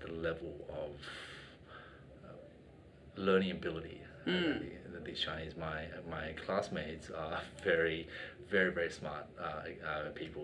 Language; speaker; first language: English; native; English